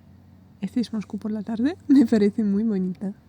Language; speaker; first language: Spanish; non-native, fluent; Russian